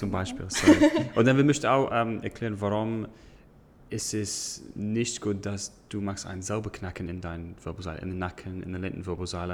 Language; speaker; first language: German; non-native, learner; English